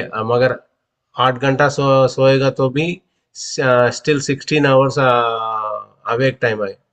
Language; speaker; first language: Hindi; non-native, local second language; Telugu